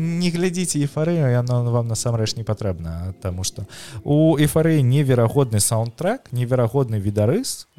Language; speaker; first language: Belarusian; non-native, local second language; Russian